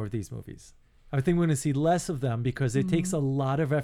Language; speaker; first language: English; non-native, fluent; Hebrew